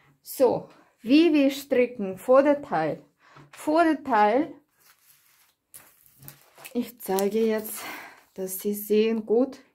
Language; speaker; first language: German; non-native, learner; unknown